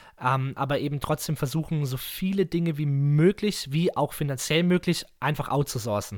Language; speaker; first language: German; native; German